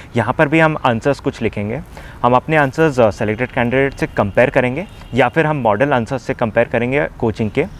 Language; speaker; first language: Hindi; native; Hindi